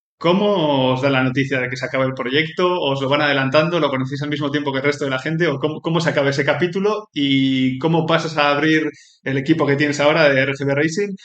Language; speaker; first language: Spanish; native; Spanish